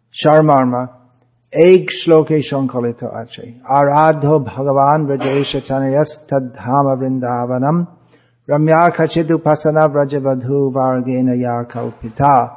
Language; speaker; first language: Bangla; non-native, fluent; English